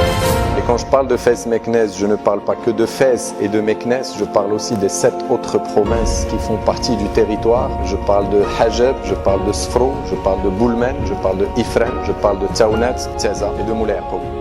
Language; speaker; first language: French; non-native, local second language; Arabic